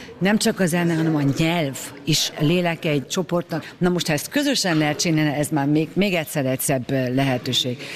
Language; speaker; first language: Hungarian; early bilingual, heritage; Hungarian